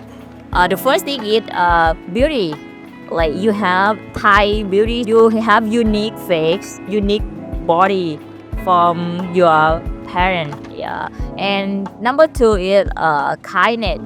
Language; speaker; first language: English; non-native, learner; Thai